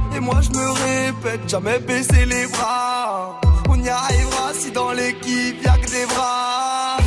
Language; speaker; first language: French; early bilingual, other home language; English